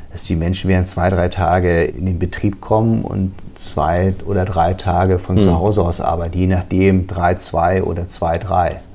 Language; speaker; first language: German; native; German